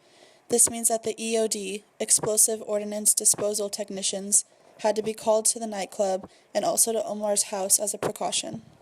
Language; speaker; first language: English; native; English